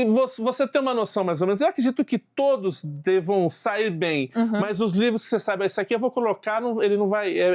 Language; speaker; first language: Portuguese; native; Portuguese